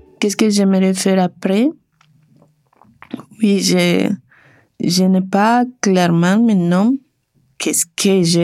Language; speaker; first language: French; non-native, learner; Spanish